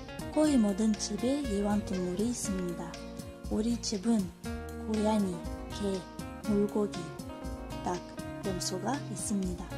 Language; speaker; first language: Korean; non-native, fluent; Russian